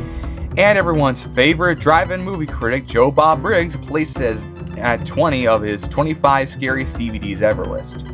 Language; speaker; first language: English; native; English